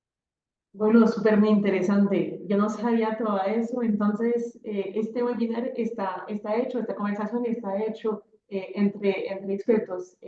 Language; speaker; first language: Spanish; non-native, fluent; French